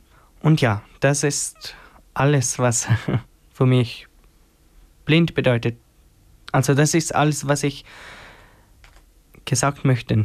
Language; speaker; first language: German; non-native, learner; Albanian